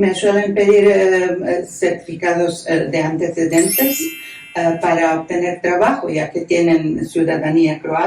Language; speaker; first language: Spanish; non-native, fluent; Croatian